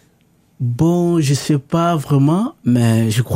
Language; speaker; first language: French; non-native, local second language; Lingala